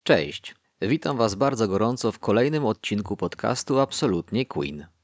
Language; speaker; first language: Polish; native; Polish